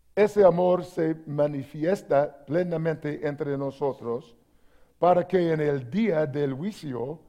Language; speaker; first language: Spanish; non-native, learner; English